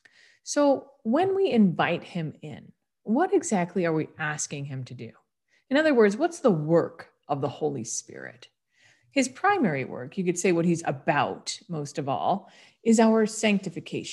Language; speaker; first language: English; native; English